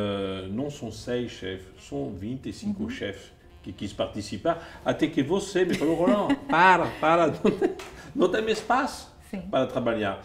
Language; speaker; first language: Portuguese; non-native, fluent; French